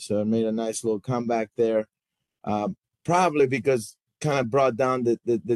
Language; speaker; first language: English; non-native, fluent; Spanish